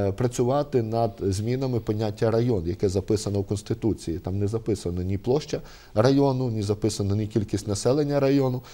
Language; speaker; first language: Ukrainian; native; Ukrainian